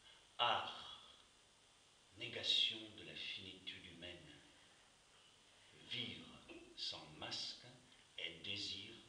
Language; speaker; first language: French; native; French